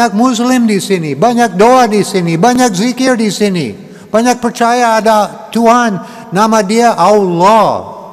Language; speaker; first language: Indonesian; non-native, learner; English